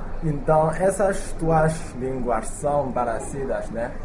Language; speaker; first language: Portuguese; non-native, learner; Chinese